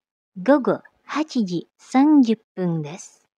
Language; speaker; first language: Japanese; non-native, fluent; Indonesian